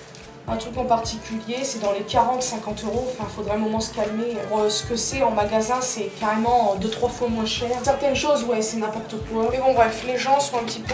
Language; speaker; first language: French; native; French